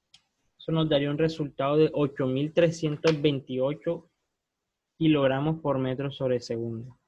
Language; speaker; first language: Spanish; native; Spanish